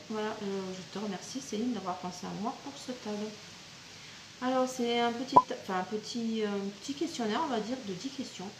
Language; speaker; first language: French; native; French